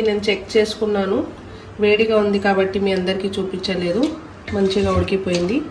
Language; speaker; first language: Telugu; non-native, local second language; Urdu